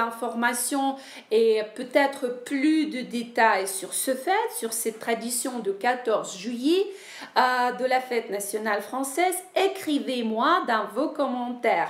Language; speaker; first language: French; non-native, fluent; Ukrainian